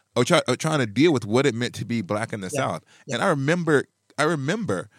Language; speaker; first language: English; native; English